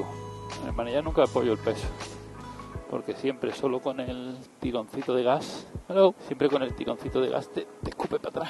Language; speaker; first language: Spanish; native; Spanish